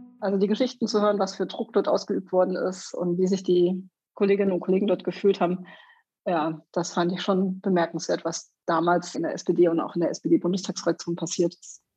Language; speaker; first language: German; native; German